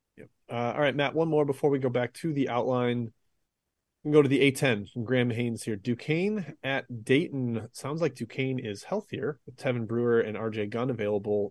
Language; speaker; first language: English; native; English